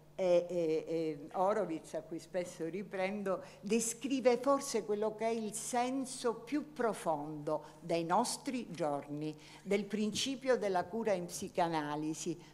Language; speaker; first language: Italian; native; Italian